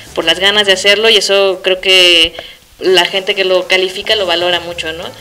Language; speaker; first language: Spanish; native; Spanish